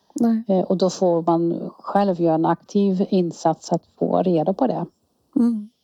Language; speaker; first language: Swedish; non-native, fluent; Dutch